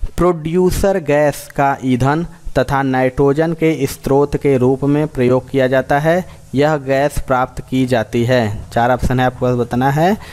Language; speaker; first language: Hindi; native; Hindi